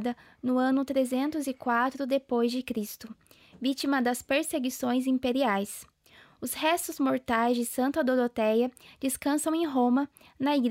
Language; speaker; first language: Portuguese; native; Portuguese